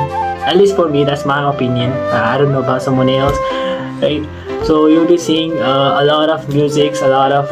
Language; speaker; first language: English; non-native, local second language; Nepali